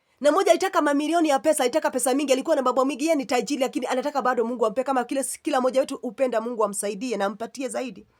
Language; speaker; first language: Swahili; non-native, local second language; Kikuyu